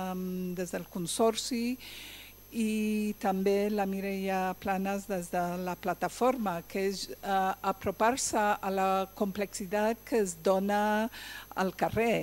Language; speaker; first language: Catalan; non-native, fluent; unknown